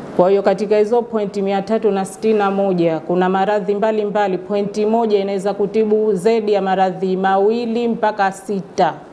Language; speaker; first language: Swahili; native; Swahili